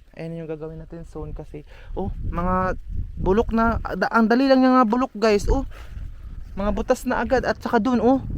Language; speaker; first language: Filipino; non-native, local second language; Cebuano